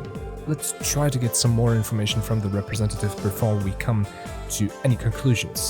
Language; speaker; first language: English; non-native, fluent; German